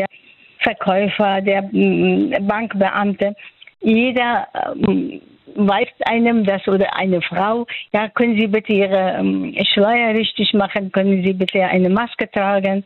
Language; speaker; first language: German; non-native, fluent; Persian